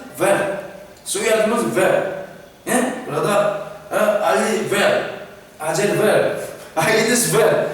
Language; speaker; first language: Turkish; non-native, fluent; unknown